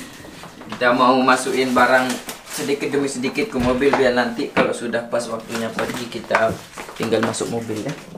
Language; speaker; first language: Indonesian; non-native, local second language; Sasak